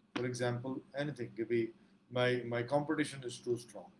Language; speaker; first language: English; non-native, local second language; Punjabi